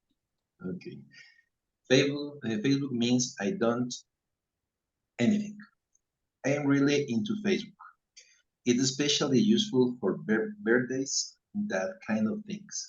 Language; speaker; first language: English; non-native, learner; Spanish